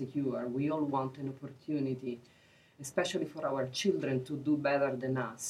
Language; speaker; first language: English; non-native, fluent; Italian